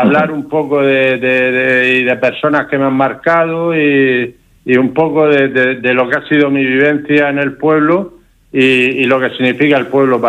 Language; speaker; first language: Spanish; native; Spanish